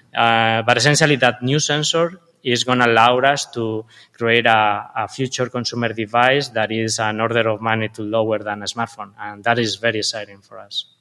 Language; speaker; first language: English; non-native, fluent; Spanish